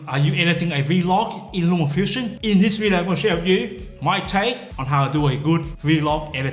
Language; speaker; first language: English; non-native, fluent; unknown